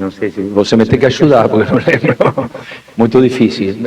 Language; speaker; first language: Portuguese; non-native, fluent; Spanish